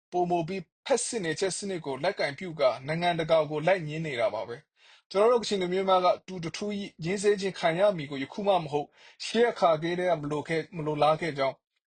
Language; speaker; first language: Burmese; non-native, local second language; Kachin